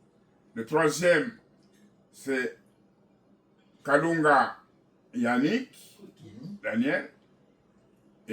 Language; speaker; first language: French; non-native, local second language; Kongo